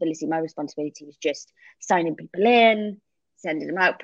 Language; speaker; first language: English; native; English